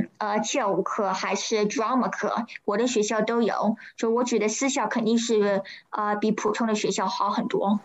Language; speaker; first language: Chinese; early bilingual, heritage; Chinese